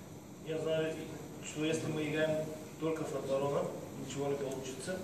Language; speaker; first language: Russian; non-native, learner; Bulgarian